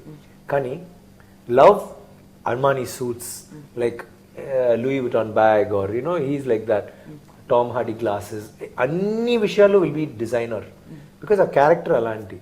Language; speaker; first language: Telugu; non-native, learner; Tamil